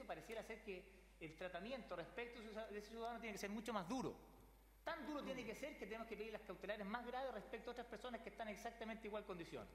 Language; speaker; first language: Spanish; native; Spanish